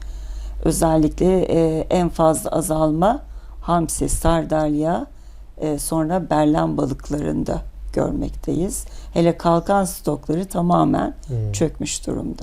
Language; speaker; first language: Turkish; native; Turkish